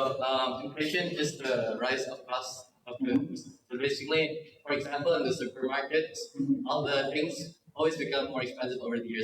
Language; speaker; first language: English; non-native, fluent; Indonesian